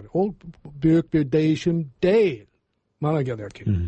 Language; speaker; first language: Turkish; non-native, fluent; English